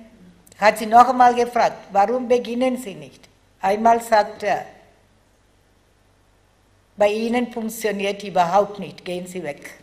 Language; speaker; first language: German; non-native, fluent; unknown